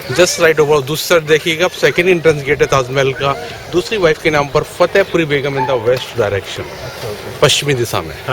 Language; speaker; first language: Hindi; native; Hindi